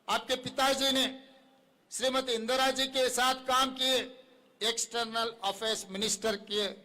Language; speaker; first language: Hindi; non-native, local second language; Telugu